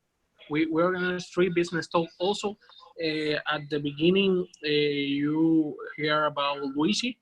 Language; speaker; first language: English; non-native, learner; Spanish